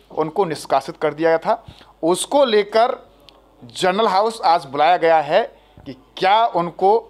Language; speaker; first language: Hindi; native; Hindi